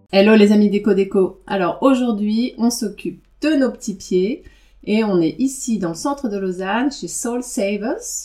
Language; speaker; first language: French; native; French